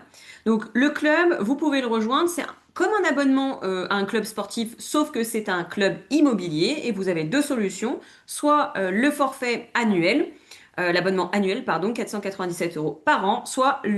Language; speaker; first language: French; native; French